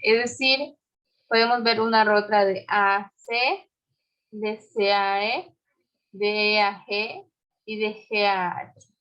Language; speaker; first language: Spanish; native; Spanish